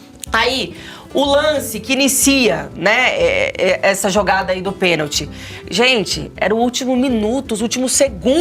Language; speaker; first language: Portuguese; native; Portuguese